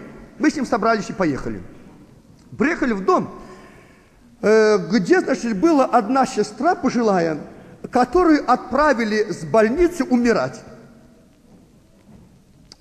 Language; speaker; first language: Russian; native; Russian